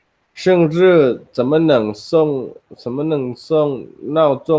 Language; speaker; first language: Chinese; non-native, learner; Indonesian